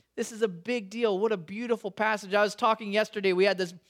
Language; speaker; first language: English; native; English